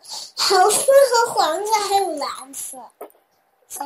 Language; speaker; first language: Chinese; early bilingual, heritage; Chinese